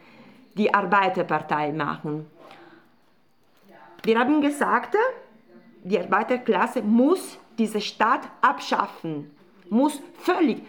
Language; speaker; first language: German; non-native, fluent; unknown